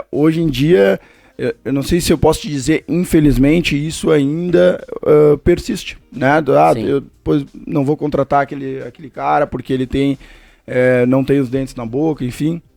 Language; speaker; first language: Portuguese; native; Portuguese